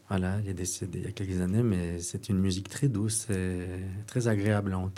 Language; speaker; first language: French; native; French